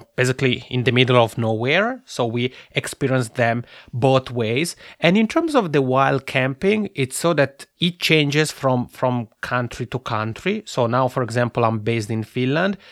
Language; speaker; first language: English; non-native, fluent; Italian